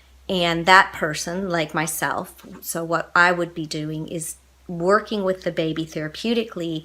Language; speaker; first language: English; native; English